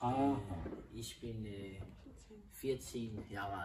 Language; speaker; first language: German; non-native, learner; Danish